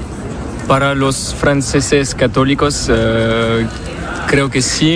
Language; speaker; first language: Spanish; non-native, learner; French